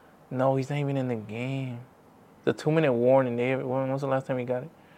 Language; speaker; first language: English; early bilingual, other home language; Spanish